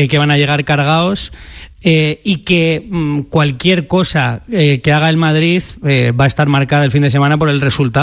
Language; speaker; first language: Spanish; native; Spanish